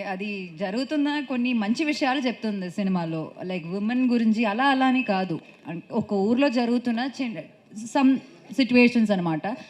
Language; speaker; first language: Telugu; non-native, fluent; Malayalam